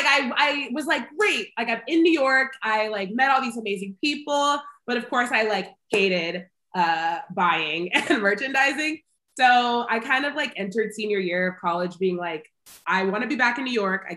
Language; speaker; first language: English; native; English